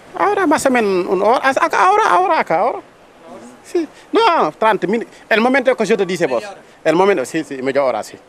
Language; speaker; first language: Spanish; non-native, learner; Wolof